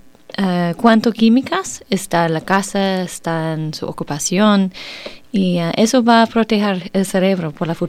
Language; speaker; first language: Spanish; non-native, learner; English